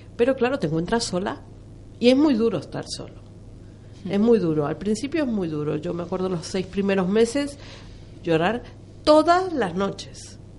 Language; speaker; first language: Spanish; native; Spanish